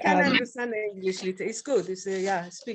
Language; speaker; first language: English; non-native, learner; Persian